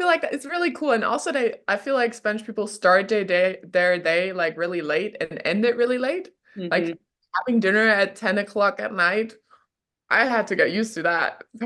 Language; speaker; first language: English; non-native, fluent; German